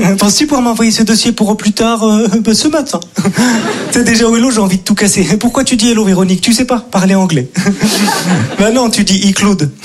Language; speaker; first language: French; native; French